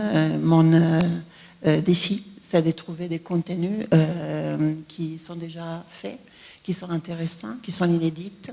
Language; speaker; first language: French; non-native, fluent; Italian